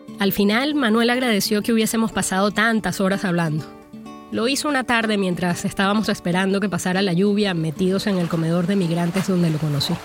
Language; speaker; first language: Spanish; native; Spanish